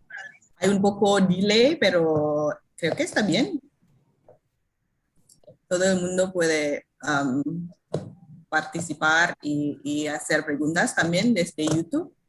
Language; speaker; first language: Spanish; non-native, fluent; Indonesian